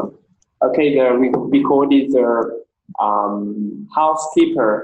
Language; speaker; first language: English; non-native, learner; Vietnamese